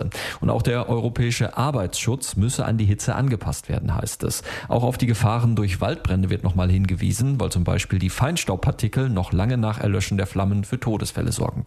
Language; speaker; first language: German; native; German